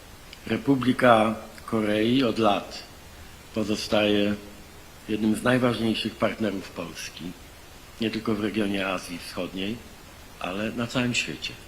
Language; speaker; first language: Polish; native; Polish